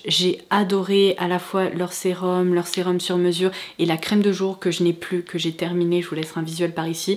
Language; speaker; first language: French; native; French